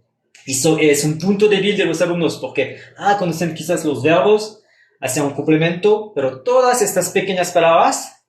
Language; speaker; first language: Spanish; non-native, fluent; French